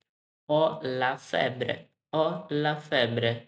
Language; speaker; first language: Italian; non-native, learner; Bangla